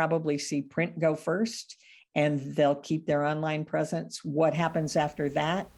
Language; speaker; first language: English; native; English